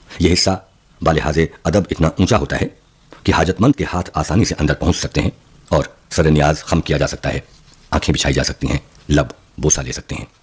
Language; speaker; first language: Urdu; native; Urdu